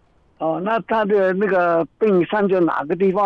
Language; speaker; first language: Chinese; native; Chinese